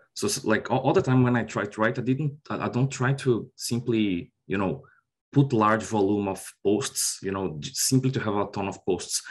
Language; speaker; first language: English; non-native, fluent; Portuguese